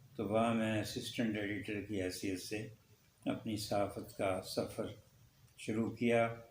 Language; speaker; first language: Urdu; non-native, local second language; Punjabi